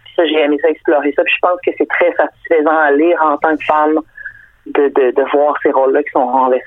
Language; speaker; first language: French; early bilingual, other home language; Danish